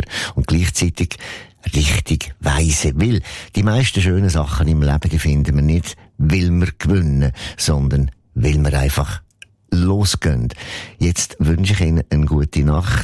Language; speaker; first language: German; native; German